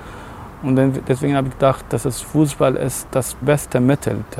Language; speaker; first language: German; non-native, learner; Arabic